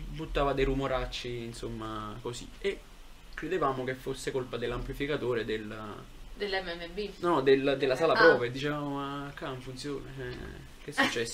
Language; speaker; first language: Italian; native; Italian